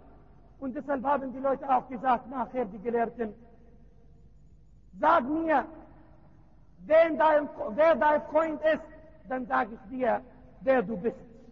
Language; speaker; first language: German; non-native, learner; Arabic